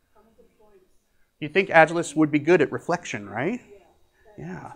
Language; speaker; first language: English; native; English